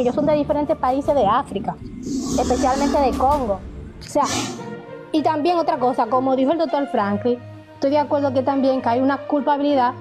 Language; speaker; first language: Spanish; native; Spanish